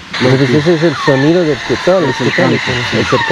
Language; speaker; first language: Spanish; non-native, learner; English